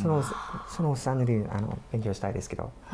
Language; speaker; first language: Japanese; non-native, fluent; English